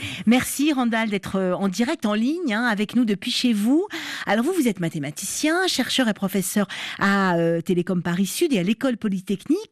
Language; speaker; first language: French; native; French